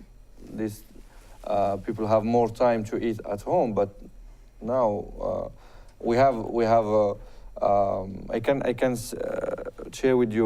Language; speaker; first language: English; non-native, fluent; Arabic